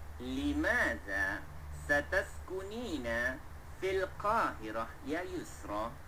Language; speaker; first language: Arabic; non-native, fluent; Malay